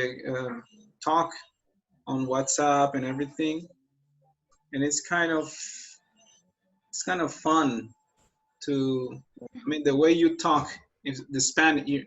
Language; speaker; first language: English; non-native, fluent; Spanish